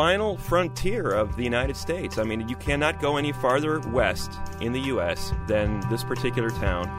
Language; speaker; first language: English; native; English